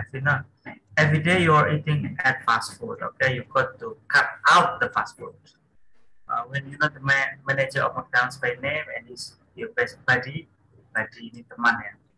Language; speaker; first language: English; non-native, fluent; Indonesian